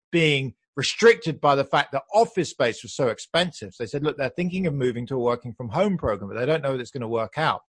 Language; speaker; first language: English; native; English